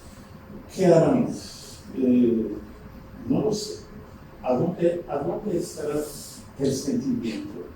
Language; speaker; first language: Spanish; non-native, fluent; Turkish